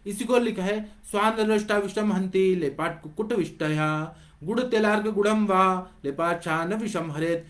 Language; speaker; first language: Hindi; non-native, local second language; Marathi